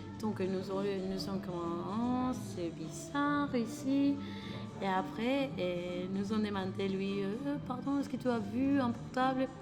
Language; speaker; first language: French; non-native, learner; Spanish